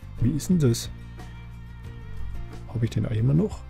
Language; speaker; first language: German; native; German